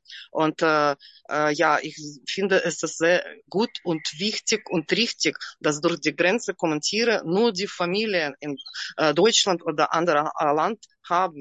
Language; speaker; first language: German; non-native, learner; Russian